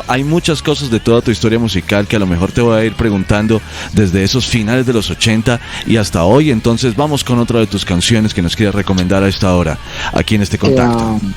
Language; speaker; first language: Spanish; native; Spanish